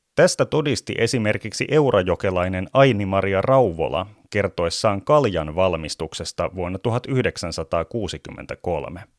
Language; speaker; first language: Finnish; native; Finnish